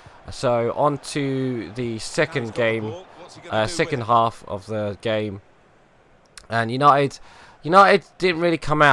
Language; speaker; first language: English; native; English